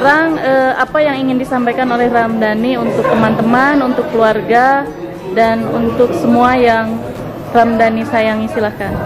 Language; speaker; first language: Indonesian; native; Indonesian